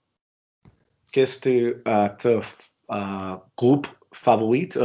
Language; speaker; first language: French; non-native, learner; English